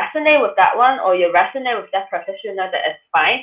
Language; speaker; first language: English; non-native, local second language; Cantonese